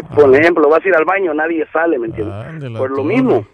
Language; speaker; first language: Spanish; native; Spanish